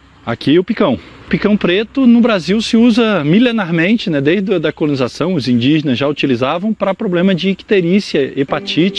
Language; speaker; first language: Portuguese; native; Portuguese